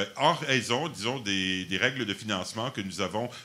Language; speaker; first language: French; non-native, local second language; English